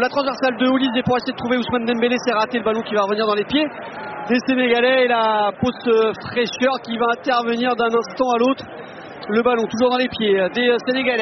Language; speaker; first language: French; native; French